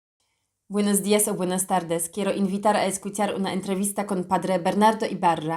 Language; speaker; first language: Spanish; non-native, fluent; Polish